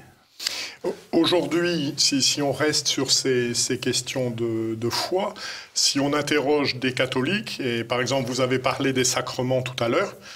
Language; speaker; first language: French; native; French